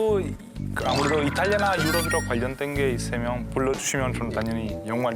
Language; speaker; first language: Korean; non-native, fluent; Italian